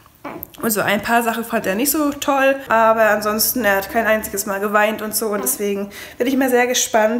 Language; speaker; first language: German; native; German